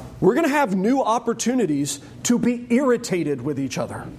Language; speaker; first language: English; native; English